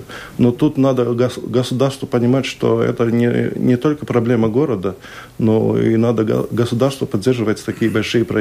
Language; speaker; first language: Russian; non-native, local second language; Latvian